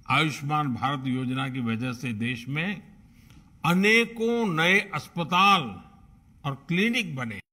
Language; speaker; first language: Hindi; non-native, local second language; Gujarati